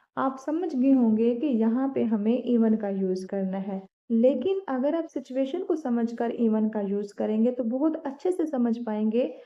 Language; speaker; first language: Urdu; native; Urdu